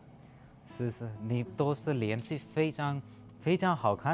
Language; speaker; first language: Chinese; non-native, fluent; Hindi